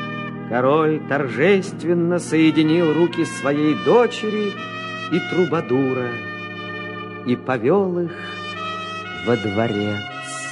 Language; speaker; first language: Russian; native; Russian